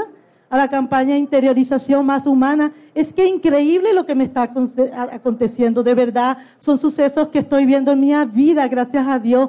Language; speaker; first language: Portuguese; non-native, learner; Spanish